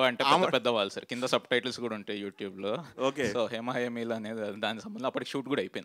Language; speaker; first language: Telugu; native; Telugu